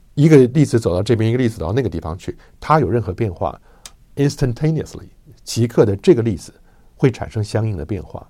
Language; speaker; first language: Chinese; native; Chinese